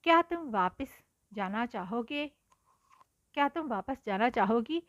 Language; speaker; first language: Hindi; non-native, local second language; Telugu